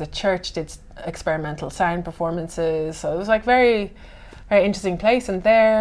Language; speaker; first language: English; native; English